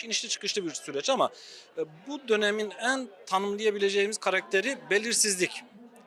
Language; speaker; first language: Turkish; native; Turkish